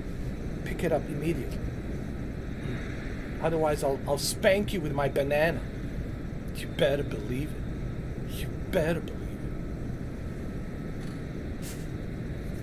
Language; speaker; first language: English; native; English